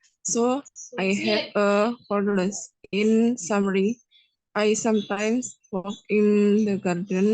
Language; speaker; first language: English; non-native, learner; Indonesian